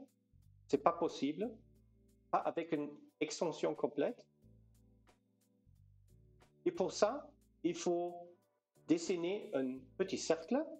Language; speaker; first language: French; non-native, fluent; German